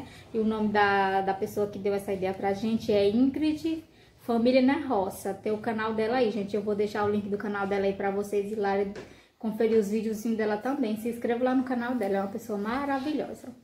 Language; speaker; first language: Portuguese; native; Portuguese